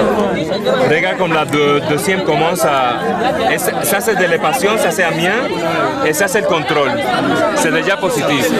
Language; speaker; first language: French; non-native, fluent; Spanish